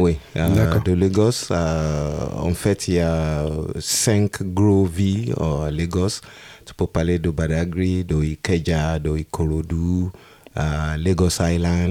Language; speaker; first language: French; non-native, learner; Yoruba